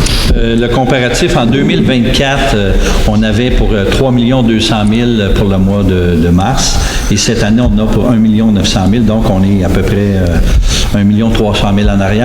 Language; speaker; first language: French; native; French